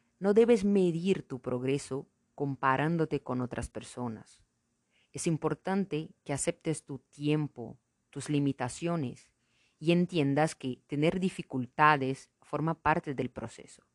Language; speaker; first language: Spanish; non-native, fluent; Portuguese